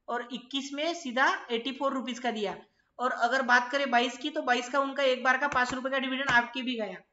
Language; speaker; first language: Hindi; non-native, local second language; Marathi